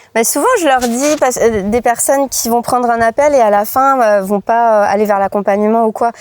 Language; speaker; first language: French; native; French